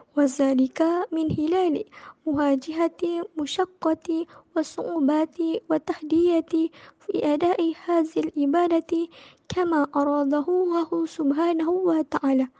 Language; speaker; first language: Arabic; non-native, learner; Malay